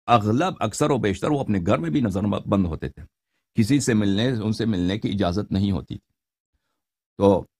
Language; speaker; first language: Urdu; non-native, fluent; Persian